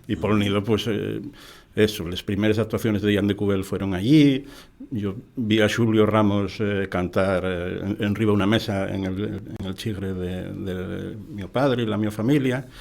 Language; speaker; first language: Spanish; native; Spanish